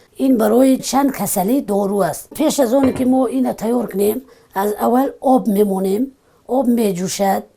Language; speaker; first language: Tajik; non-native, local second language; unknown